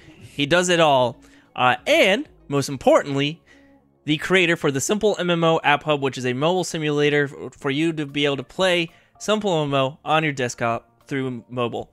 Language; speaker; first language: English; native; English